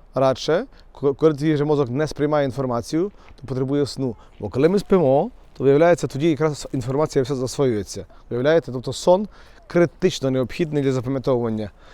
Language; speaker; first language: Ukrainian; native; Ukrainian